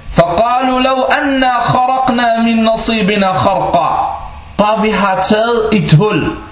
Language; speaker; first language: Danish; early bilingual, other home language; Bosnian